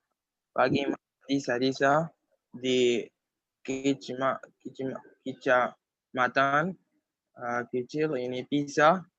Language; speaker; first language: Indonesian; non-native, learner; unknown